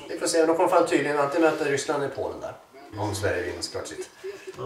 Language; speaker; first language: Swedish; native; Swedish